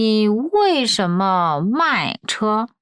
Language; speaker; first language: Chinese; non-native, fluent; Korean